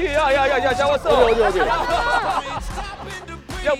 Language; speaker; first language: Korean; native; Korean